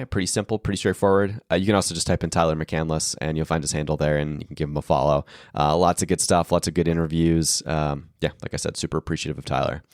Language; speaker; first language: English; native; English